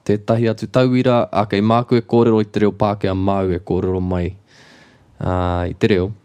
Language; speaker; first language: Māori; non-native, local second language; English